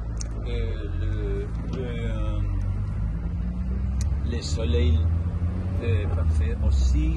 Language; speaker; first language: French; non-native, learner; Spanish